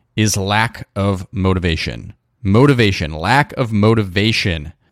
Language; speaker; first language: English; native; English